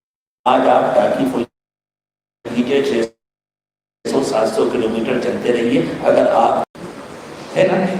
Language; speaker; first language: Urdu; native; Urdu